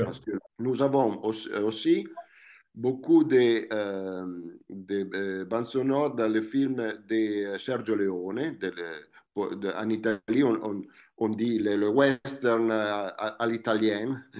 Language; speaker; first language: French; non-native, fluent; Italian